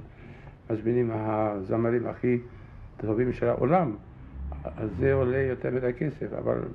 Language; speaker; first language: Hebrew; non-native, fluent; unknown